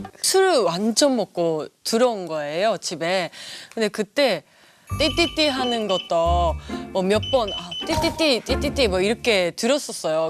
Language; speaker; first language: Korean; non-native, fluent; Japanese